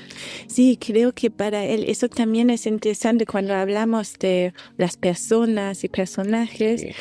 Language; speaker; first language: Spanish; non-native, fluent; German